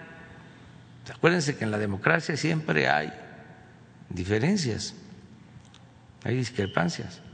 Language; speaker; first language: Spanish; native; Spanish